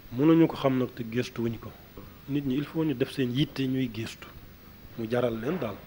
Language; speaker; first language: Wolof; non-native, local second language; Fula